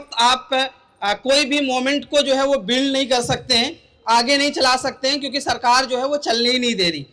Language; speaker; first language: Hindi; native; Hindi